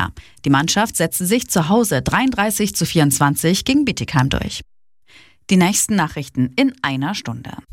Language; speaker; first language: German; native; German